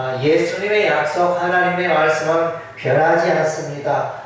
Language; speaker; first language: Korean; native; Korean